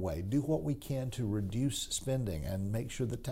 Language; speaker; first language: English; native; English